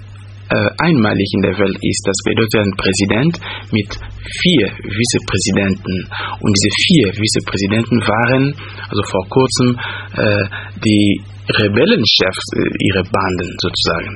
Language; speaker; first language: German; non-native, fluent; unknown